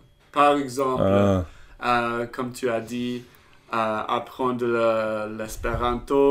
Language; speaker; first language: French; non-native, learner; English